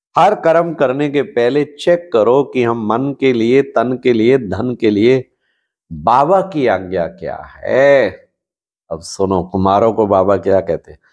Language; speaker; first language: Hindi; native; Hindi